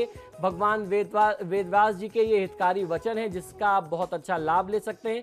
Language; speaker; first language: Hindi; native; Hindi